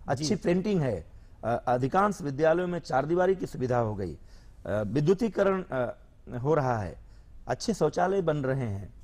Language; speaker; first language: Hindi; native; Hindi